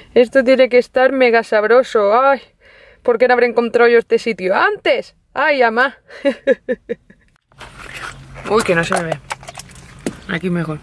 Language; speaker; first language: Spanish; native; Spanish